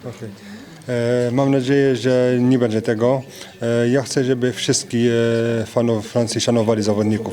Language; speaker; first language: Polish; non-native, fluent; French